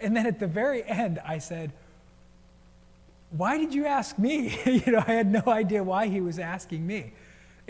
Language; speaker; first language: English; native; English